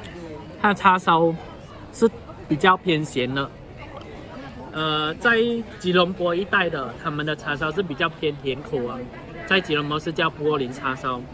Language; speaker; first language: Chinese; native; Chinese